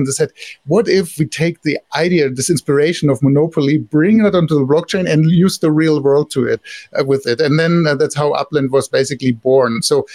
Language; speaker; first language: English; non-native, fluent; German